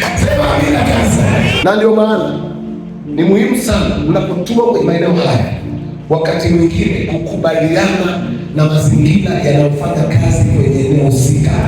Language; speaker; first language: Swahili; non-native, local second language; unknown